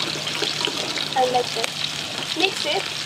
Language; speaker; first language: English; non-native, learner; Cebuano